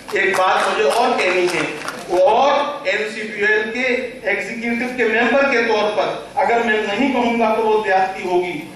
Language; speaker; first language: Urdu; native; Urdu